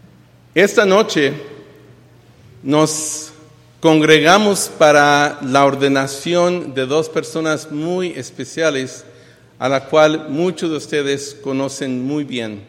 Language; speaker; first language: Spanish; early bilingual, heritage; Spanish